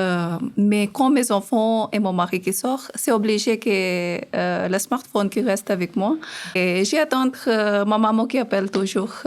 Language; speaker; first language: French; non-native, learner; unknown